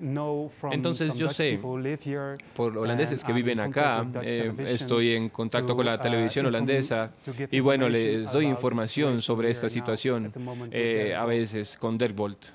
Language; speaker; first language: Spanish; non-native, fluent; Dutch